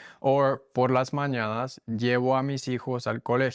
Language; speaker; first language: Spanish; non-native, fluent; English